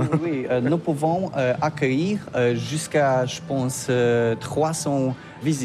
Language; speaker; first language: French; non-native, learner; Polish